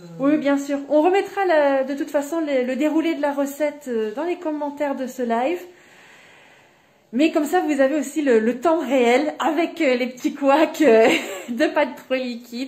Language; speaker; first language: French; native; French